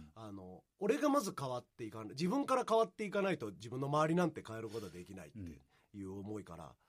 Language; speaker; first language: Japanese; native; Japanese